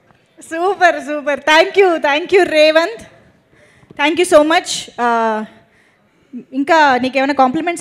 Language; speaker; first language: Telugu; native; Telugu